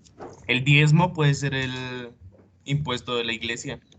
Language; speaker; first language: Spanish; native; Spanish